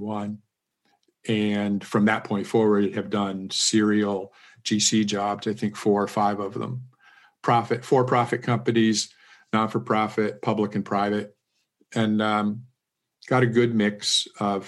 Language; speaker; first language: English; native; English